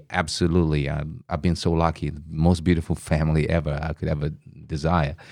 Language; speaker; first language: English; non-native, fluent; Italian